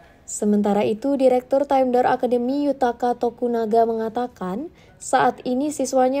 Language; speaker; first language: Indonesian; native; Indonesian